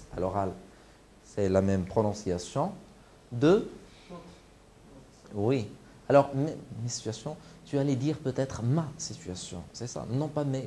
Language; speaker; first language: French; non-native, local second language; Arabic